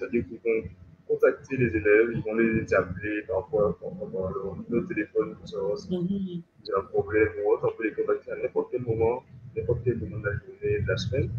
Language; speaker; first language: French; native; French